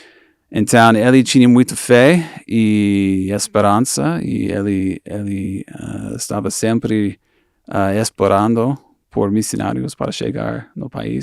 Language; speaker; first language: Portuguese; non-native, fluent; English